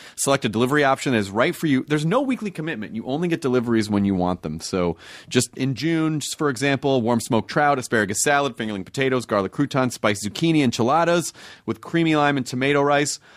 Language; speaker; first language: English; native; English